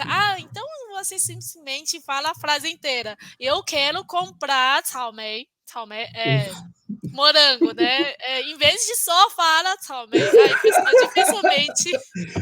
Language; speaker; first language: Portuguese; non-native, fluent; Chinese